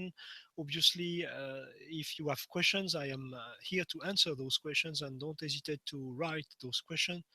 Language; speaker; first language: English; non-native, fluent; French